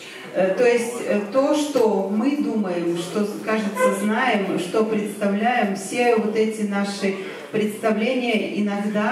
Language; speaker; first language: Russian; native; Russian